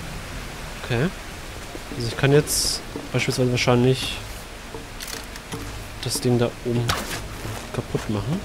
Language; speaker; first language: German; native; German